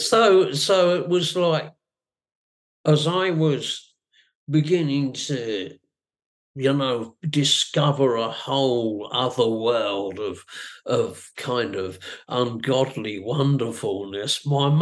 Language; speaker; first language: English; native; English